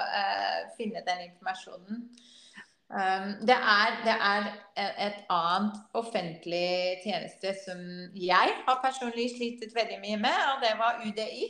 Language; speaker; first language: Norwegian; non-native, fluent; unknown